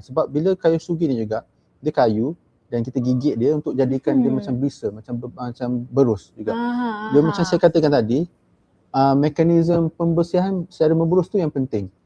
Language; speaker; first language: Malay; native; Malay